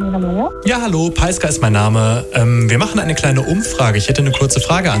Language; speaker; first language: German; native; German